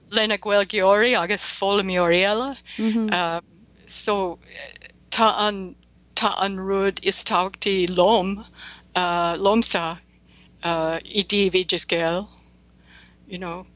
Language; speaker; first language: Irish; non-native, learner; English